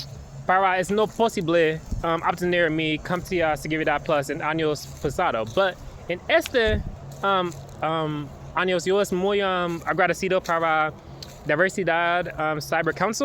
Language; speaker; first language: Spanish; non-native, learner; English